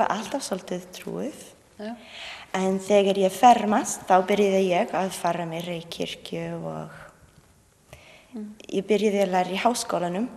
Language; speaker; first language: Icelandic; non-native, learner; English